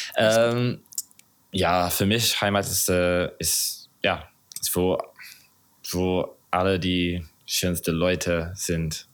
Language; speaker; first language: German; non-native, learner; English